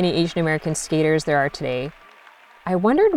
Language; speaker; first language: English; native; English